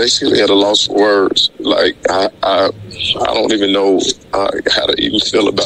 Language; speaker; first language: English; native; English